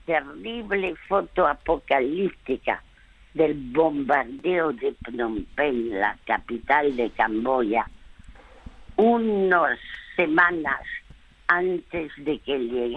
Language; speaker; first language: Spanish; early bilingual, other home language; French